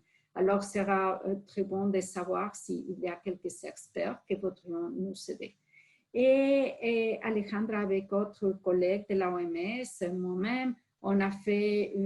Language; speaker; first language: French; non-native, fluent; Spanish